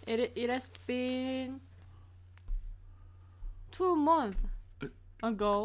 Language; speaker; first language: English; non-native, learner; Korean